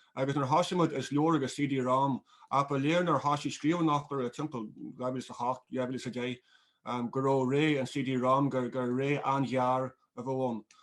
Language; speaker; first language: Irish; native; Irish